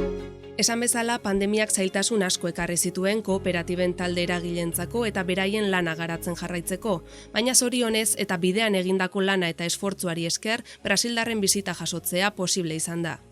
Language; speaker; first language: Basque; native; Basque